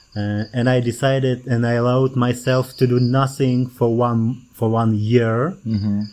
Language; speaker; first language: English; non-native, fluent; Kazakh